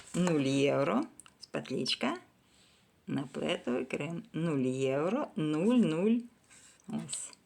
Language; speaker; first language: Ukrainian; non-native, local second language; Russian